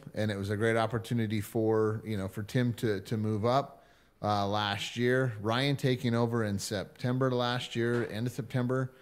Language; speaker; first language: English; native; English